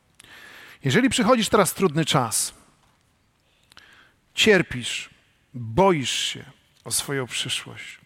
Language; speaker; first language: Polish; native; Polish